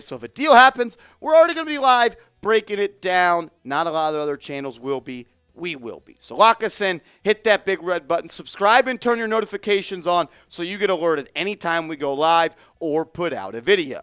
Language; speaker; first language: English; native; English